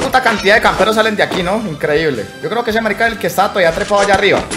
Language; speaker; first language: Spanish; native; Spanish